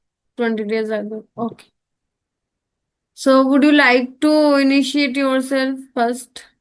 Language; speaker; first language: English; non-native, learner; Hindi